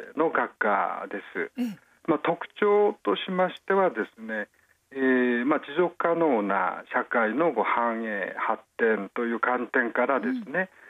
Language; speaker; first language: Japanese; non-native, fluent; Korean